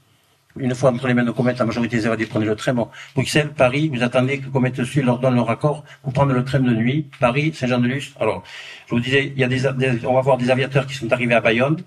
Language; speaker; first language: French; native; French